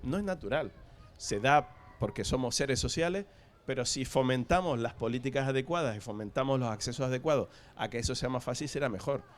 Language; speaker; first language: Spanish; native; Spanish